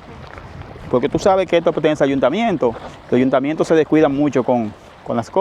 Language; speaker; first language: Spanish; native; Spanish